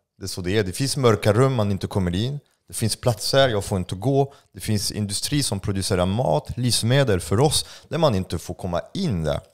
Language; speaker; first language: Swedish; non-native, fluent; French